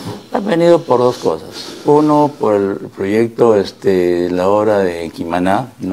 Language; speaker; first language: Spanish; native; Spanish